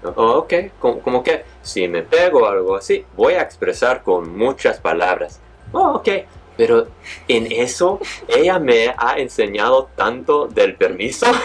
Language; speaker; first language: Spanish; early bilingual, heritage; Spanish